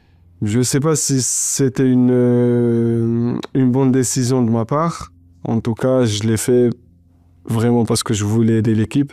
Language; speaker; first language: French; non-native, local second language; Arabic